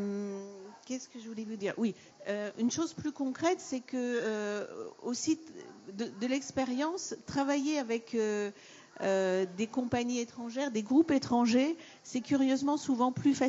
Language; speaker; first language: French; native; French